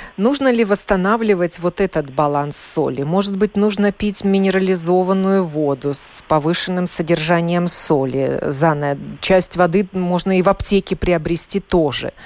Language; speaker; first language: Russian; native; Russian